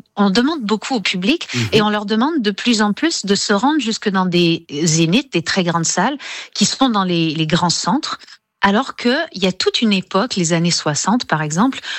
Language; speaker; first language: French; native; French